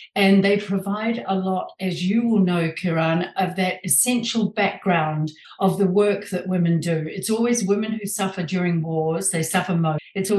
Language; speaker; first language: English; native; English